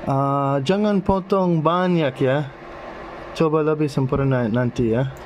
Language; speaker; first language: Indonesian; non-native, learner; English